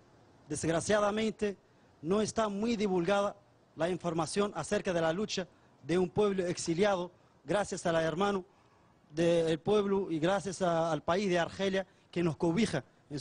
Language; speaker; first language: Spanish; non-native, fluent; Arabic